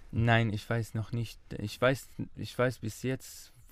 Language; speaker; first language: German; non-native, learner; Arabic